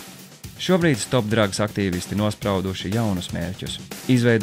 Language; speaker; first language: Latvian; native; Latvian